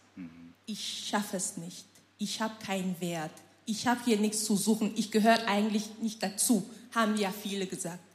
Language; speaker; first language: German; non-native, fluent; French